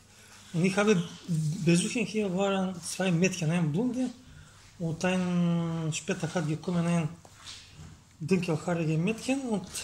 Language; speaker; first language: German; non-native, learner; Bulgarian